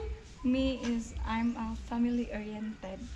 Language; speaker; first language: English; non-native, local second language; Filipino